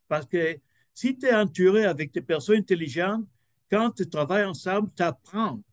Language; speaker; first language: French; non-native, fluent; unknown